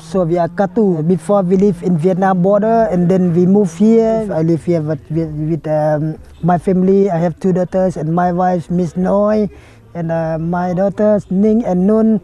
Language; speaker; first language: English; non-native, learner; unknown